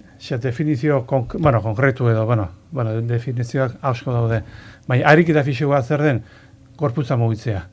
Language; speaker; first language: Basque; non-native, local second language; Spanish